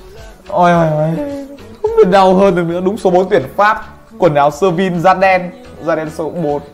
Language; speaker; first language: Vietnamese; native; Vietnamese